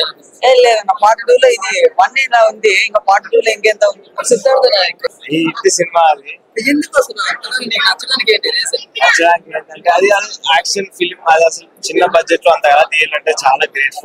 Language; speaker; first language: Telugu; native; Telugu